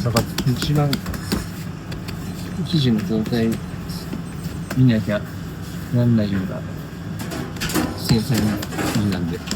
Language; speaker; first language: Japanese; native; Japanese